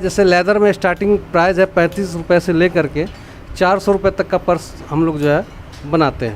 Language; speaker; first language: Hindi; native; Hindi